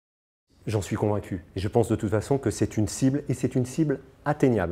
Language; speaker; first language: French; native; French